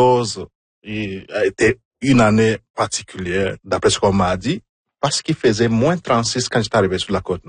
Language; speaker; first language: French; non-native, fluent; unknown